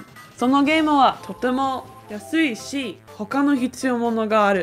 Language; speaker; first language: Japanese; non-native, learner; English